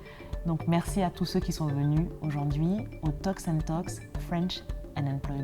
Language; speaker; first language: French; native; French